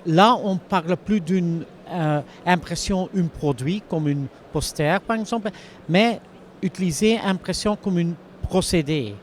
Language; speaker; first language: French; non-native, local second language; Dutch